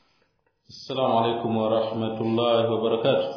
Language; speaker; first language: Arabic; non-native, fluent; Swahili